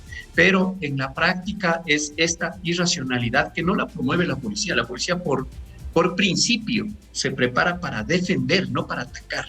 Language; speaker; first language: Spanish; native; Spanish